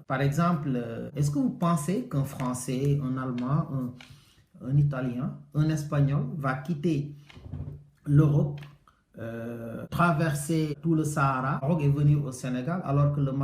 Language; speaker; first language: French; non-native, local second language; Wolof